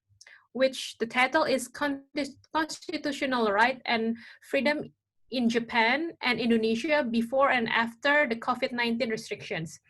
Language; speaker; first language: English; non-native, local second language; Indonesian